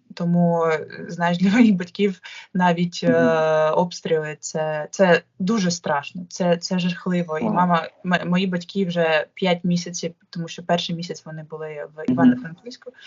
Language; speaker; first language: Ukrainian; non-native, local second language; Russian